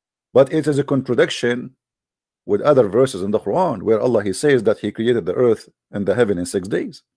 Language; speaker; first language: English; non-native, fluent; Arabic